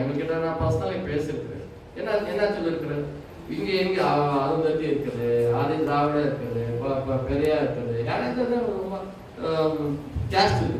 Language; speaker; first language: Tamil; non-native, learner; Kannada